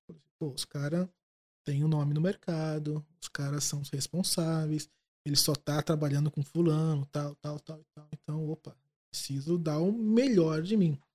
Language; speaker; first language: Portuguese; native; Portuguese